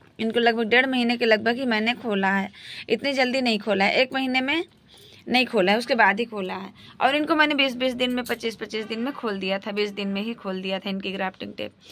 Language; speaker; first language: Hindi; native; Hindi